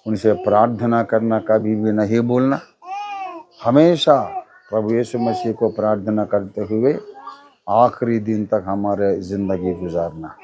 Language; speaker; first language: Hindi; non-native, local second language; Telugu